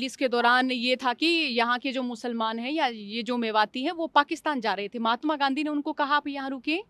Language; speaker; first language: Hindi; native; Hindi